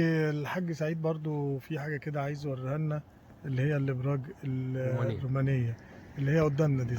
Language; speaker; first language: Arabic; native; Arabic